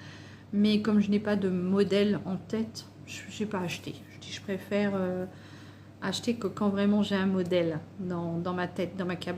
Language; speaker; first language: French; native; French